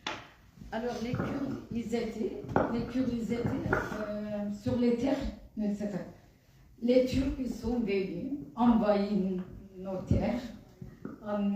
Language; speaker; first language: French; non-native, fluent; Kurdish